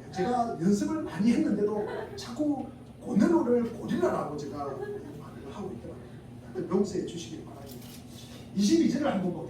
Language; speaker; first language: Korean; native; Korean